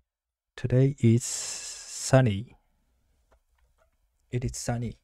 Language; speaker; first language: English; non-native, learner; Japanese